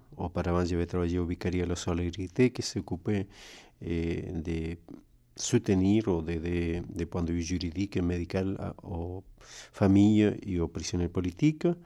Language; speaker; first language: French; non-native, fluent; Spanish